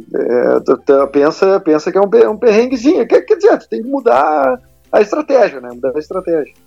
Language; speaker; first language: Portuguese; native; Portuguese